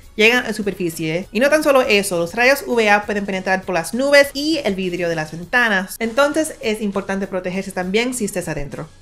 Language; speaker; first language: Spanish; native; Spanish